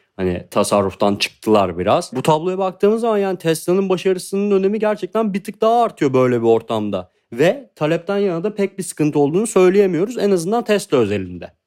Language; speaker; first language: Turkish; native; Turkish